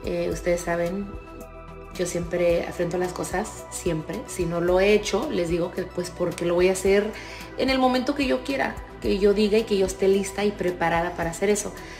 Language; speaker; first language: Spanish; early bilingual, other home language; English